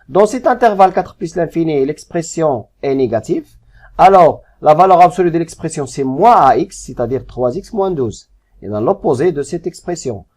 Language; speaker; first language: French; non-native, local second language; Arabic